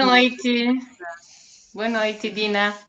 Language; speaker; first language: Portuguese; non-native, local second language; Kabuverdianu